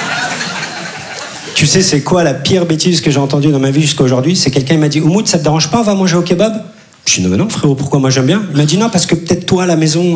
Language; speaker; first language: French; early bilingual, other home language; Turkish